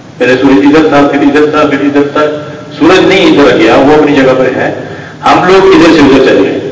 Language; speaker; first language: Urdu; non-native, local second language; Pashto